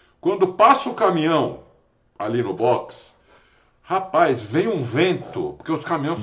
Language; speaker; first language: Portuguese; native; Portuguese